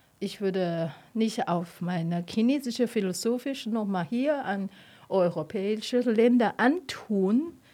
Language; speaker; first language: German; non-native, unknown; Chinese